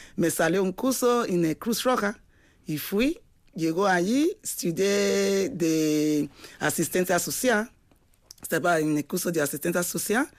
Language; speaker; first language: Spanish; non-native, fluent; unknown